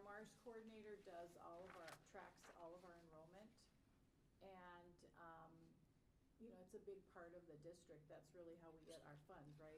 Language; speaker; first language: English; native; English